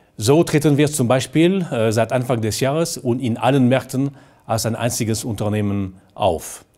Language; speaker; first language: German; native; German